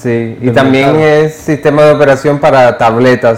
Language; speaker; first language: Spanish; early bilingual, heritage; English